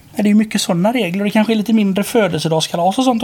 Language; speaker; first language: Swedish; native; Swedish